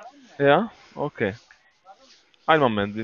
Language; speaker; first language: German; non-native, learner; Spanish